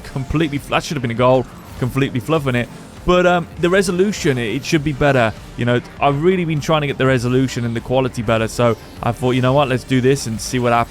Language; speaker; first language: English; native; English